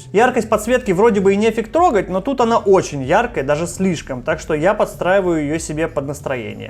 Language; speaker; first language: Russian; native; Russian